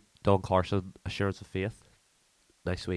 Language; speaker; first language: English; native; English